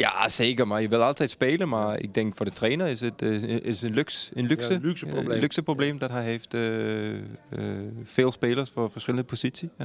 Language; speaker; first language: Dutch; non-native, fluent; Danish